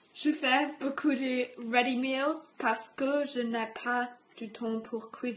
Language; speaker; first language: French; non-native, learner; English